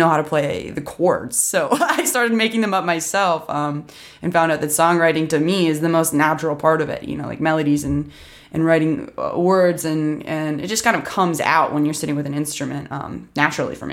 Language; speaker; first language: English; native; English